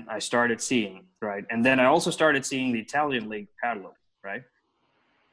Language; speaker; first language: English; non-native, local second language; Telugu